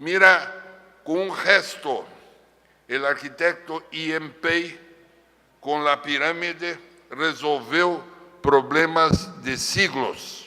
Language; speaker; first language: Spanish; non-native, fluent; Portuguese